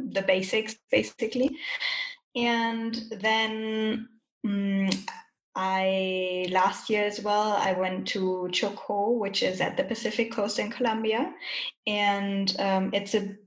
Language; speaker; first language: English; non-native, fluent; German